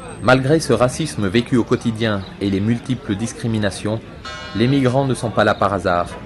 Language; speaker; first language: French; native; French